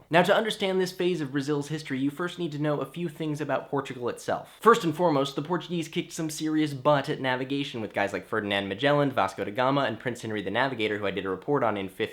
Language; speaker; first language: English; native; English